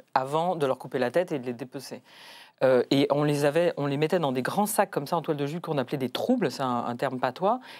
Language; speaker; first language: French; native; French